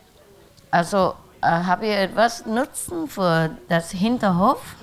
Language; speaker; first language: German; non-native, learner; Vietnamese